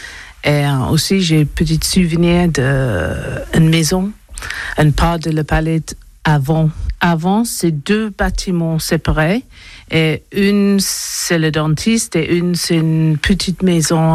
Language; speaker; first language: French; non-native, learner; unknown